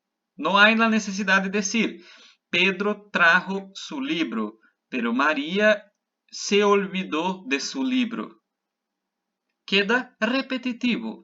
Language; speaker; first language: Spanish; non-native, fluent; Portuguese